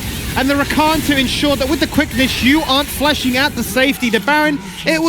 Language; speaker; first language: English; native; English